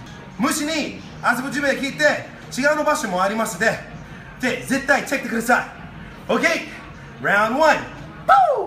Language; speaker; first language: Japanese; non-native, learner; English